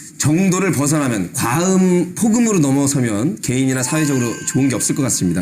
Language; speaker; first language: Korean; native; Korean